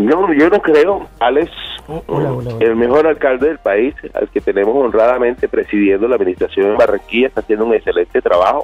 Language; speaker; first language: Spanish; native; Spanish